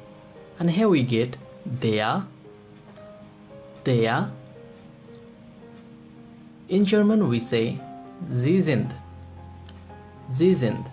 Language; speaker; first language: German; non-native, fluent; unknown